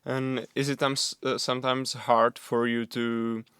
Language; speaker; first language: English; non-native, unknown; Czech